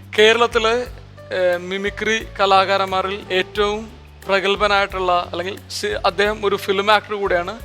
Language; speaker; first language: Malayalam; native; Malayalam